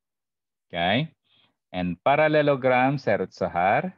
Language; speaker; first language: Swedish; non-native, fluent; Arabic